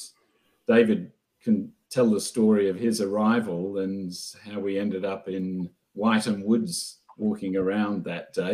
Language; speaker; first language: English; native; English